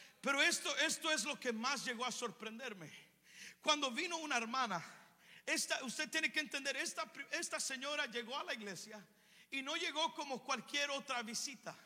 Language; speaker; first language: Spanish; native; Spanish